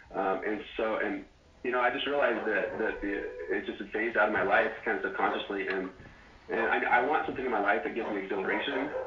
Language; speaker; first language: English; native; English